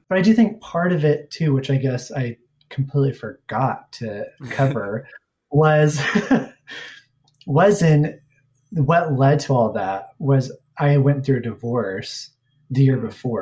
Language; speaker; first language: English; native; English